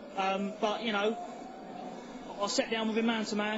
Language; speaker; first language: English; native; English